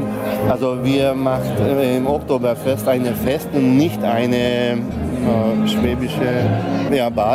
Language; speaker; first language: German; non-native, local second language; Hungarian